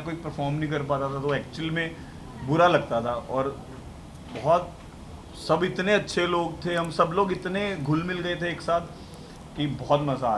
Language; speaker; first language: Hindi; native; Hindi